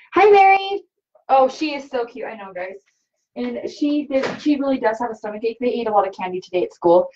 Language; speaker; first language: English; native; English